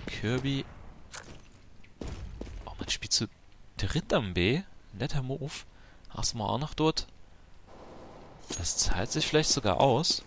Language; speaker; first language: German; native; German